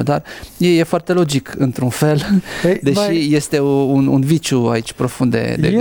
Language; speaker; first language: Romanian; native; Romanian